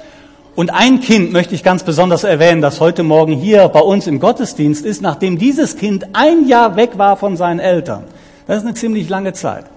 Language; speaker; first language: German; native; German